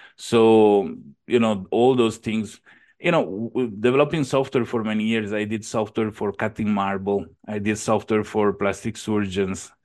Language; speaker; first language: English; non-native, fluent; Italian